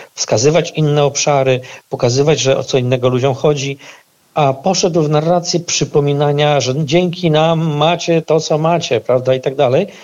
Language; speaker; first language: Polish; native; Polish